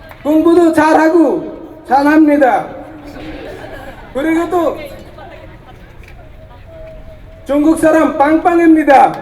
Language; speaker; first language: Korean; non-native, learner; Bangla